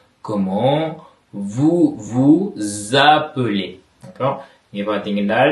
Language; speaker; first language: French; non-native, fluent; Tamil